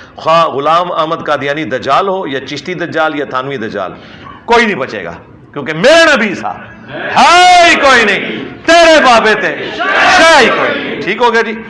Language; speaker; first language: Urdu; non-native, local second language; Punjabi